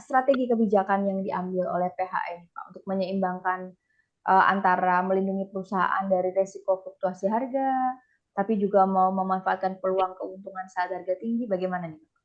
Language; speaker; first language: Indonesian; native; Indonesian